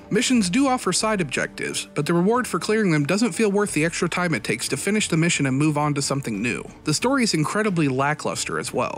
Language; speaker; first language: English; native; English